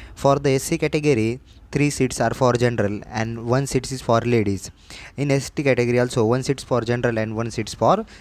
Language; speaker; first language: Hindi; non-native, local second language; Marathi